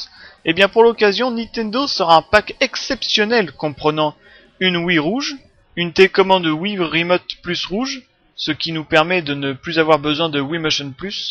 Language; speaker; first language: French; native; French